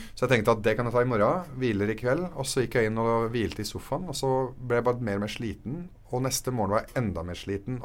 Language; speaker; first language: Norwegian; early bilingual, other home language; Arabic